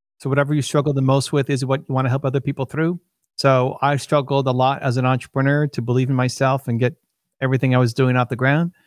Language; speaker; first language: English; native; English